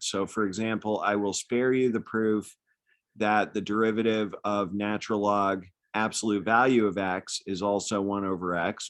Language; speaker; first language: English; native; English